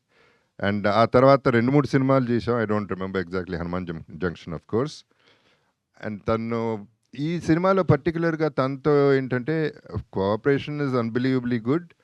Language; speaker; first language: Telugu; native; Telugu